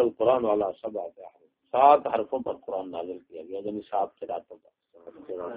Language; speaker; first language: Urdu; non-native, local second language; Punjabi